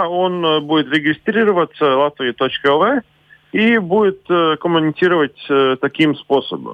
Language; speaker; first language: Russian; non-native, local second language; Latvian